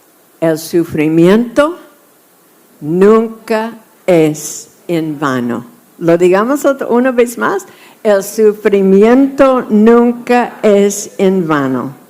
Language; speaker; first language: Spanish; non-native, fluent; English